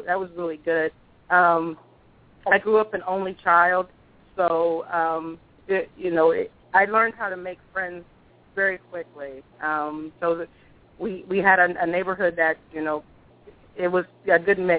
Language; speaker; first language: English; native; English